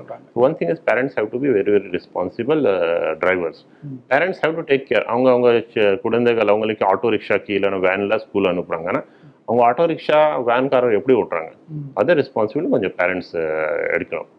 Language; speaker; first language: Tamil; non-native, fluent; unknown